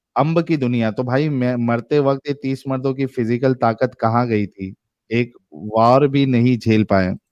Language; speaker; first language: Hindi; native; Hindi